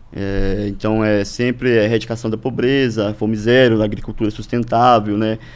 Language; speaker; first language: Portuguese; native; Portuguese